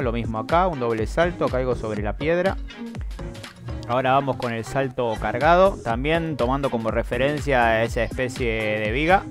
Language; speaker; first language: Spanish; native; Spanish